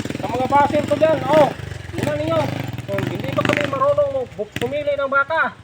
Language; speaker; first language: Filipino; non-native, local second language; Hiligaynon